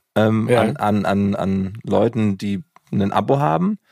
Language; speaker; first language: German; native; German